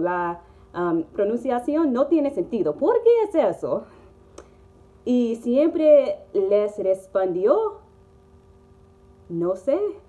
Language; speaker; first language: Spanish; non-native, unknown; English